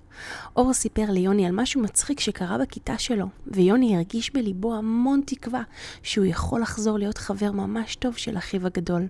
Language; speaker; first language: Hebrew; native; Hebrew